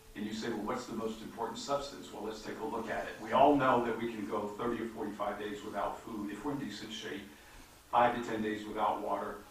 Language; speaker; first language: English; native; English